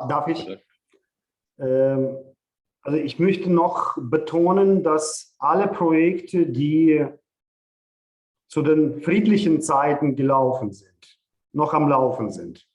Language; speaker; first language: German; non-native, fluent; Ukrainian